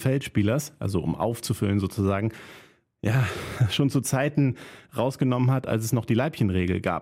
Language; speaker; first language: German; native; German